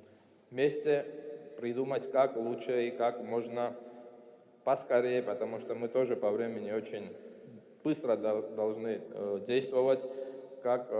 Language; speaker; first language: Russian; non-native, fluent; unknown